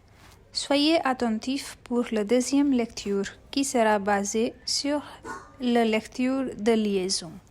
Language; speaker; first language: French; non-native, fluent; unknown